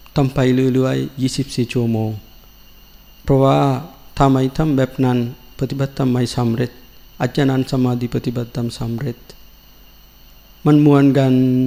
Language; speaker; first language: Thai; non-native, learner; Sinhala